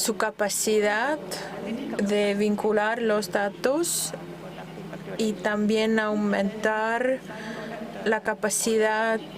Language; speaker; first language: Spanish; non-native, fluent; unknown